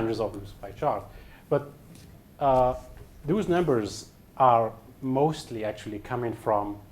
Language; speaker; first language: English; non-native, fluent; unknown